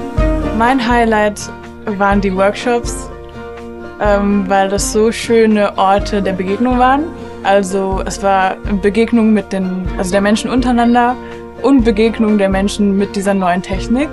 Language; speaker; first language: German; native; German